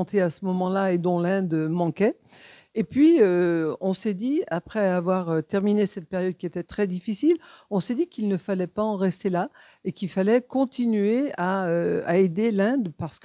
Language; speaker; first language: French; native; French